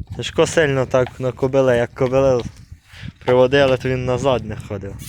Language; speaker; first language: Ukrainian; native; Ukrainian